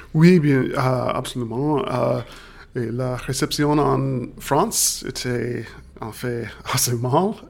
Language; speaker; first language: French; non-native, fluent; English